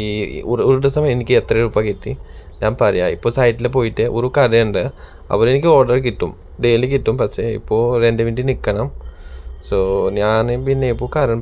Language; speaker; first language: Malayalam; non-native, learner; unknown